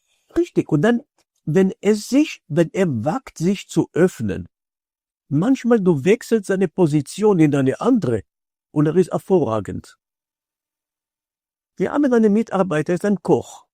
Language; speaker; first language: German; non-native, fluent; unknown